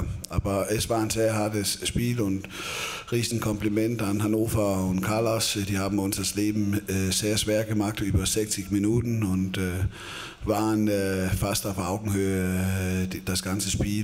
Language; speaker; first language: German; non-native, fluent; Danish